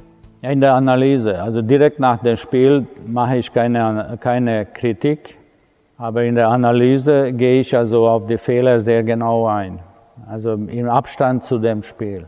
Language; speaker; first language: German; non-native, fluent; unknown